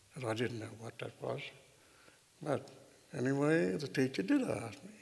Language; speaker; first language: English; native; English